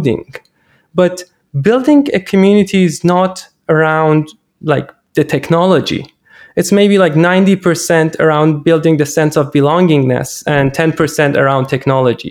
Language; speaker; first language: English; non-native, fluent; Persian